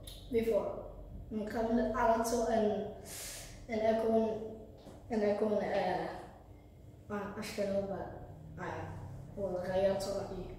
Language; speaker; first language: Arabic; early bilingual, heritage; Arabic